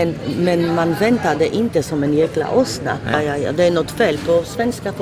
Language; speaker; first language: Swedish; non-native, fluent; Polish